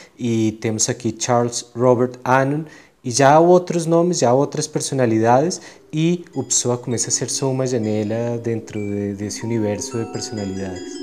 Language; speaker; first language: Portuguese; non-native, fluent; Spanish